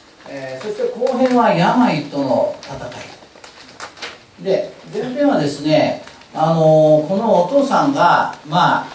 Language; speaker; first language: Japanese; native; Japanese